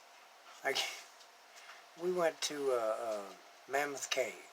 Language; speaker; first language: English; native; English